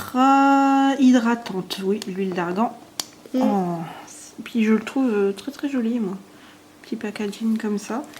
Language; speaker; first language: French; native; French